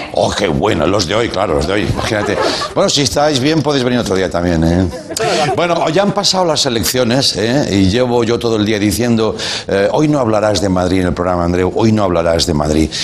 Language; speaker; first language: Spanish; native; Spanish